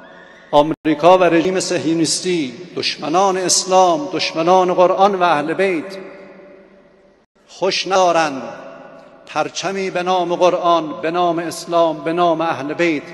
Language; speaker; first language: Persian; native; Persian